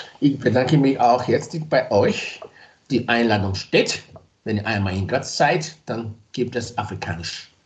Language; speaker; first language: German; non-native, fluent; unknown